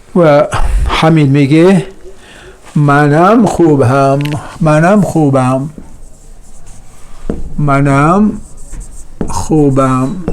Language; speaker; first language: Persian; non-native, fluent; Urdu